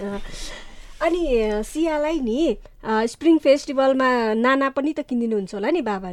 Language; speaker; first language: Nepali; native; Nepali